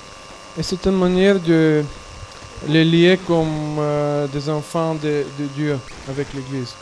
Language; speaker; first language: French; non-native, fluent; Bulgarian